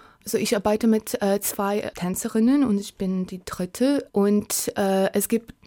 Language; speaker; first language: German; non-native, learner; Polish